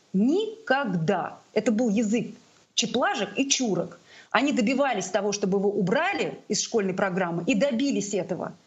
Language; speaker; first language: Russian; non-native, local second language; Tatar